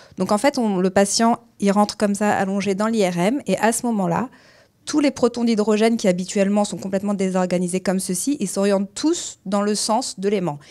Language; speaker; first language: French; native; French